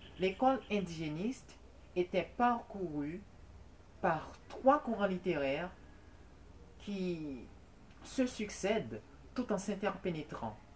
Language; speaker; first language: French; non-native, local second language; Haitian Creole